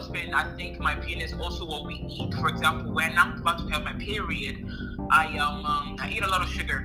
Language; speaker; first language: English; non-native, fluent; Italian